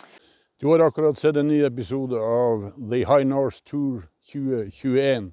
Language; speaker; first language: Norwegian; native; Norwegian